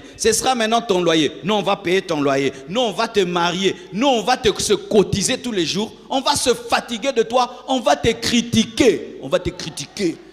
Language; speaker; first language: French; non-native, local second language; Lingala